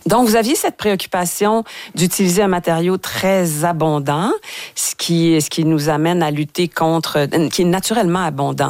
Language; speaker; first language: French; native; French